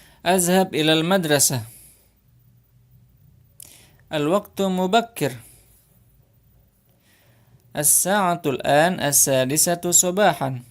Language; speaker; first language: Arabic; non-native, fluent; Indonesian